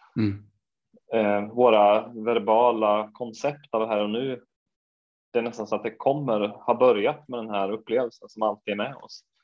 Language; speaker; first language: Swedish; native; Swedish